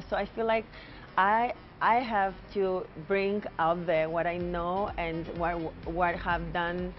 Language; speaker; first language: English; non-native, fluent; Portuguese